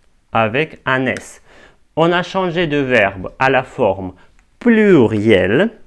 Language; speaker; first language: French; non-native, fluent; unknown